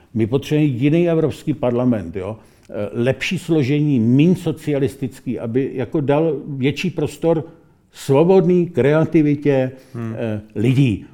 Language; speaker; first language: Czech; native; Czech